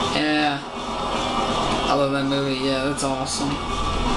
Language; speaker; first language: English; native; English